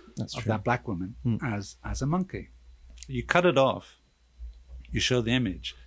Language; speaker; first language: English; native; English